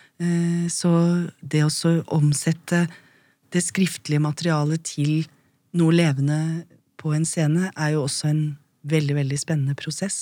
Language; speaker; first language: Norwegian; native; Norwegian